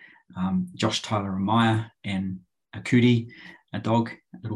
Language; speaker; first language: English; native; English